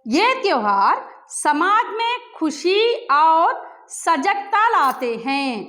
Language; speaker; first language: Hindi; non-native, local second language; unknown